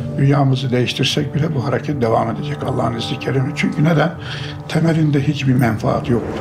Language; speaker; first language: Turkish; native; Turkish